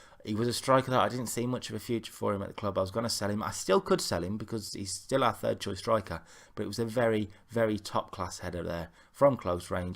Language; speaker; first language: English; native; English